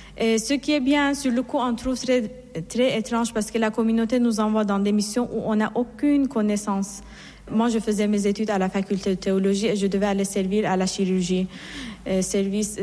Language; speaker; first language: French; non-native, fluent; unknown